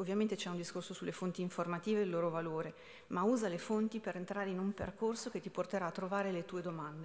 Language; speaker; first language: Italian; native; Italian